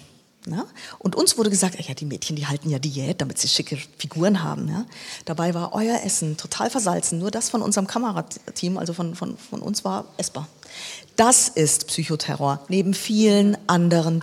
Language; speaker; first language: German; native; German